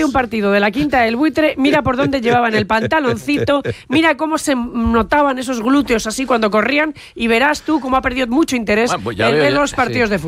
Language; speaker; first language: Spanish; native; Spanish